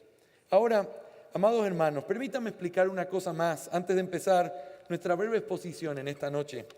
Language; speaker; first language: Spanish; native; Spanish